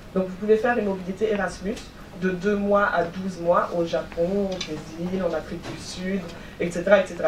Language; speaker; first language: French; native; French